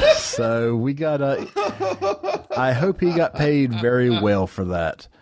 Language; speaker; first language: English; native; English